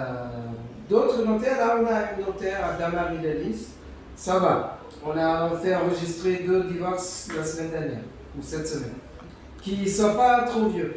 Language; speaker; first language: French; native; French